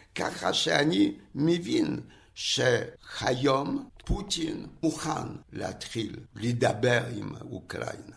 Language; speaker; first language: Hebrew; non-native, fluent; French